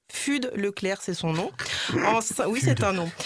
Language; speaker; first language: French; native; French